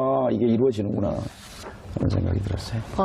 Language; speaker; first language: Korean; native; Korean